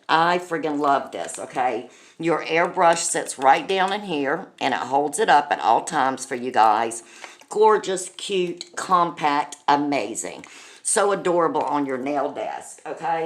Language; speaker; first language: English; native; English